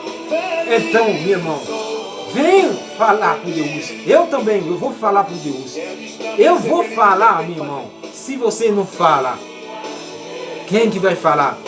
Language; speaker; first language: Portuguese; non-native, learner; Haitian Creole